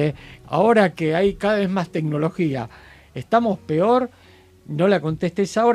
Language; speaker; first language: Spanish; native; Spanish